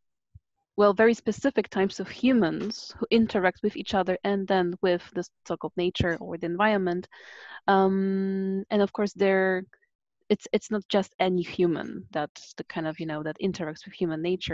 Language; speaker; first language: English; non-native, fluent; Polish